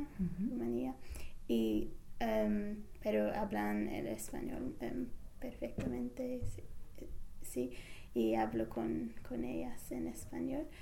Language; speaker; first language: Spanish; non-native, fluent; English